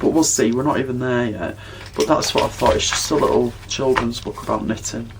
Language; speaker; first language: English; native; English